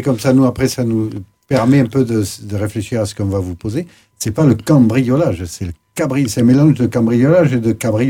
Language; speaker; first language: French; native; French